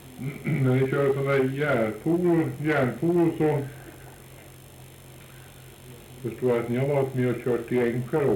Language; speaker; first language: Swedish; native; Swedish